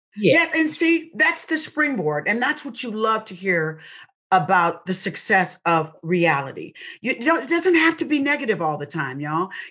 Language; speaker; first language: English; native; English